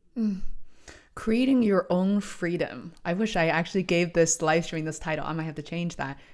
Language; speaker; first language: English; non-native, fluent; Chinese